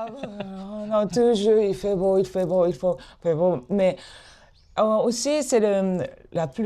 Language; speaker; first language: French; non-native, fluent; Japanese